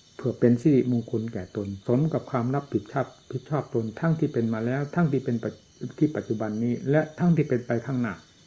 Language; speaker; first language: Thai; non-native, local second language; Northeastern Thai